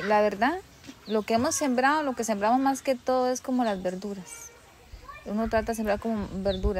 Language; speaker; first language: Spanish; native; Spanish